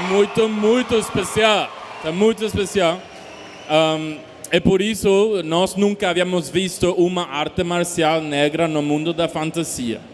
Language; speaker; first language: Portuguese; non-native, learner; Spanish